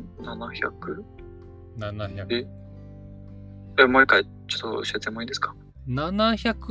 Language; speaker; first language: Japanese; non-native, learner; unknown